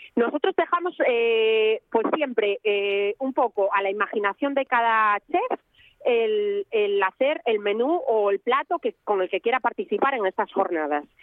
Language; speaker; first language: Spanish; native; Spanish